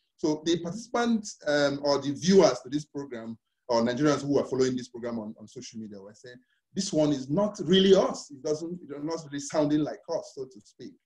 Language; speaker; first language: English; non-native, local second language; Igbo